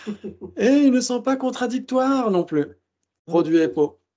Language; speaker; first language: French; native; French